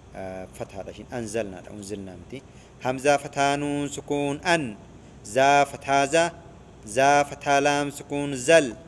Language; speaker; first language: Arabic; non-native, fluent; Oromo